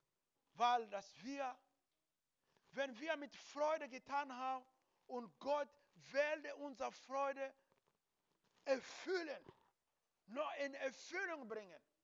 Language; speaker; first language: German; non-native, learner; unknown